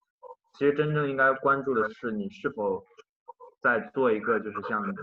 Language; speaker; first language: Chinese; native; Chinese